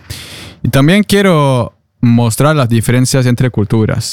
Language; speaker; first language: Spanish; non-native, fluent; Norwegian